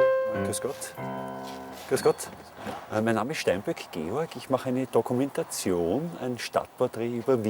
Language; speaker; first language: German; native; German